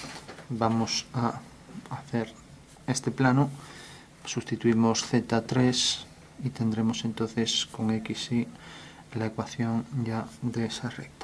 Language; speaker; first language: Spanish; native; Spanish